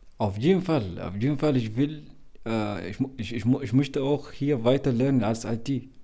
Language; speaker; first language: German; non-native, learner; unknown